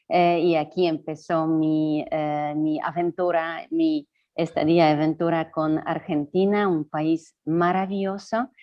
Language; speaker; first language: Spanish; non-native, fluent; Polish